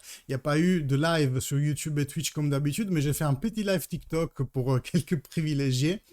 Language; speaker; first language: French; early bilingual, heritage; Italian